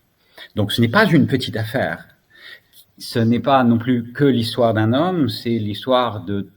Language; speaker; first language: French; native; French